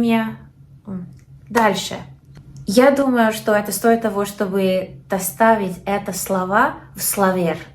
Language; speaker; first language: Russian; non-native, learner; English